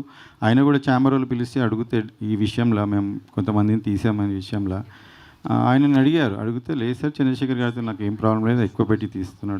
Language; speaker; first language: Telugu; native; Telugu